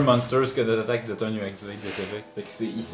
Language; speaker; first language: French; native; French